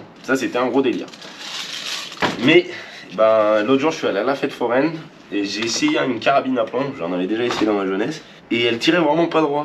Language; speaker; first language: French; native; French